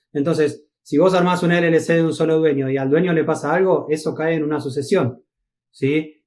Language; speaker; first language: Spanish; native; Spanish